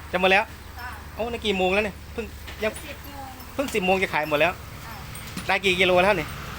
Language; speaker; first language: Thai; native; Thai